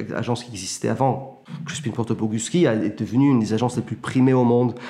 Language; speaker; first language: French; early bilingual, heritage; French